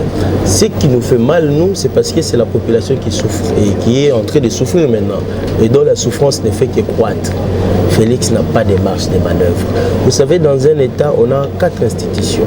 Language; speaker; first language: French; non-native, local second language; Lingala